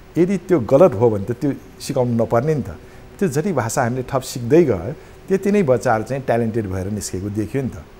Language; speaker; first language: Nepali; non-native, local second language; Newari